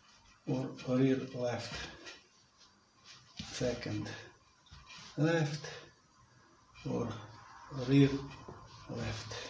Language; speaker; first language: English; non-native, learner; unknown